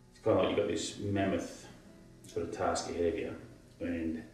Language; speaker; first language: English; native; English